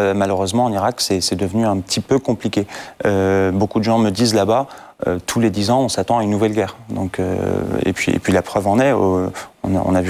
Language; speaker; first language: French; non-native, fluent; Assyrian Neo-Aramaic